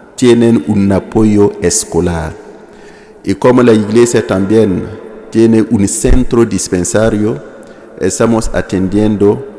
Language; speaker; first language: Spanish; non-native, fluent; Mossi